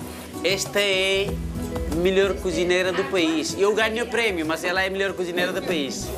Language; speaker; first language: Portuguese; non-native, fluent; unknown